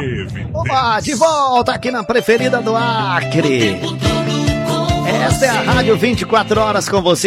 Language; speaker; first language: Portuguese; native; Portuguese